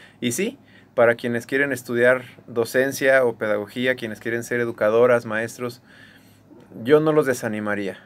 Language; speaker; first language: Spanish; native; Spanish